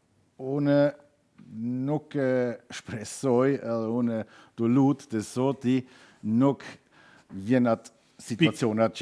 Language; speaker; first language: Albanian; non-native, learner; German